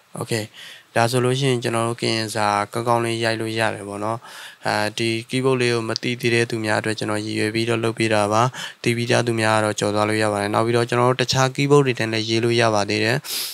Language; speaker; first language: Burmese; non-native, local second language; S'gaw Karen